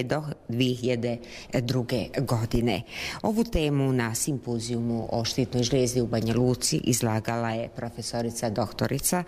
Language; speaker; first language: Serbian; native; Serbian